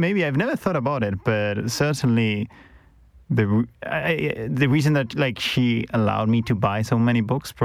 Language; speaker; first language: English; non-native, fluent; Spanish